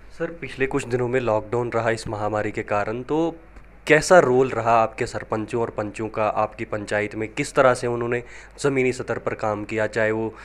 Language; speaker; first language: Hindi; non-native, local second language; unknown